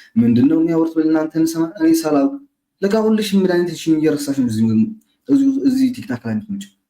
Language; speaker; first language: Amharic; non-native, local second language; Tigrinya